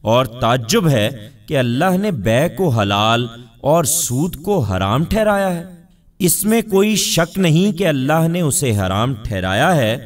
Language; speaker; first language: Urdu; non-native, local second language; Punjabi